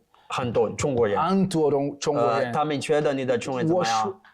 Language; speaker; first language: Chinese; non-native, learner; Portuguese